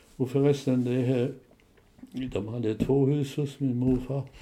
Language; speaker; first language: Swedish; non-native, fluent; German